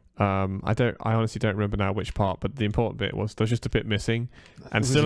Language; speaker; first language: English; native; English